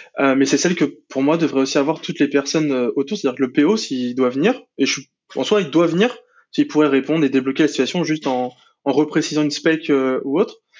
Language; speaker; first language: French; native; French